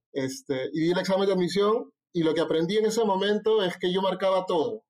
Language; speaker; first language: Spanish; native; Spanish